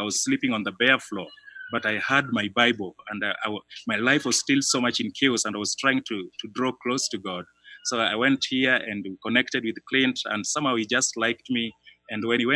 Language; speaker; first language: English; non-native, local second language; Luo (Kenya and Tanzania)